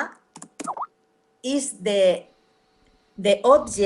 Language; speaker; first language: English; non-native, learner; Spanish